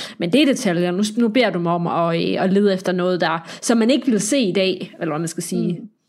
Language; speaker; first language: Danish; native; Danish